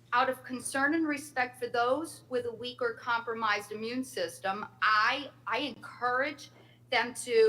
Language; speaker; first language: English; native; English